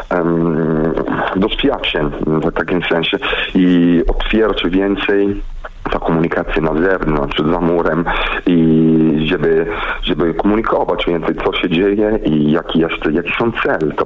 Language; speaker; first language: Polish; non-native, learner; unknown